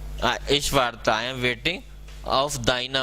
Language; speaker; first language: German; non-native, learner; Hindi